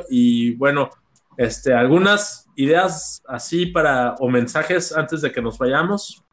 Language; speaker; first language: Spanish; native; Spanish